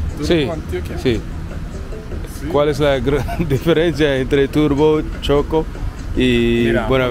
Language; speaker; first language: Spanish; non-native, learner; English